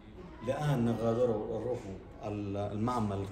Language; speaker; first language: Arabic; native; Arabic